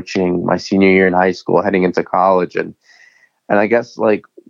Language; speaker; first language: English; native; English